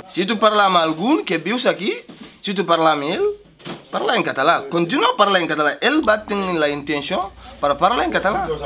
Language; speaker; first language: Catalan; non-native, learner; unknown